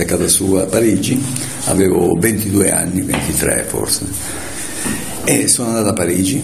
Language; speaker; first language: Italian; native; Italian